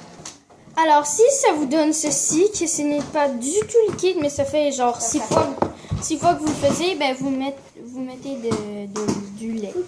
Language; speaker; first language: French; native; French